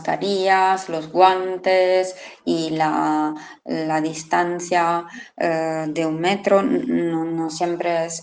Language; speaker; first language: Spanish; non-native, fluent; Italian